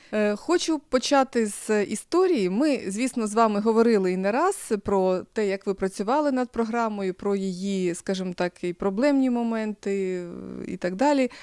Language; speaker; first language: Ukrainian; native; Ukrainian